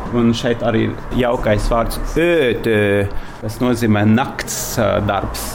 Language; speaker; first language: Latvian; non-native, fluent; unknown